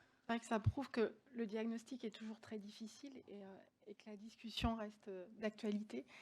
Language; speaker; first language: French; native; French